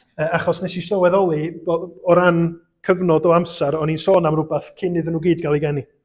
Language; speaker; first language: Welsh; native; Welsh